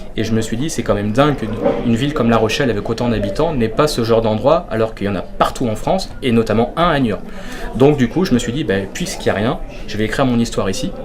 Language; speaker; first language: French; native; French